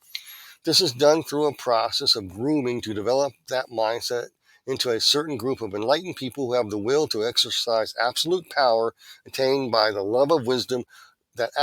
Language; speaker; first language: English; native; English